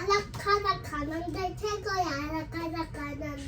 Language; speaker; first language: Korean; early bilingual, heritage; Korean